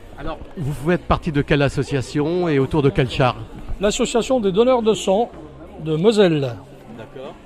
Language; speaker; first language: French; native; French